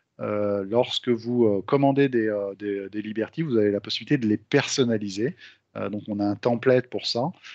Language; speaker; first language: French; native; French